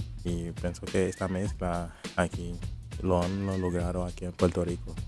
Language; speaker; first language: Spanish; non-native, fluent; Haitian Creole